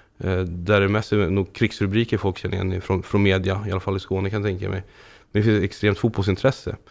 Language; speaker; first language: Swedish; native; Swedish